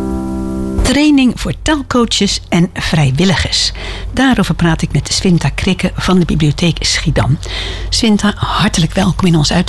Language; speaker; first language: Dutch; native; Dutch